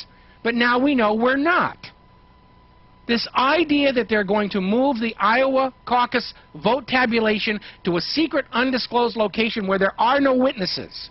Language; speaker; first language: English; native; English